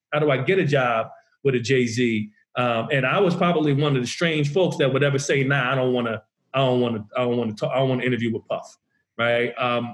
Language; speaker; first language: English; native; English